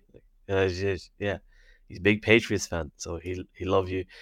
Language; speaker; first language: English; native; English